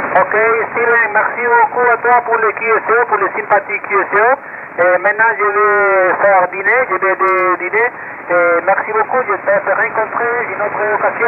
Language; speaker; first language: French; non-native, learner; Spanish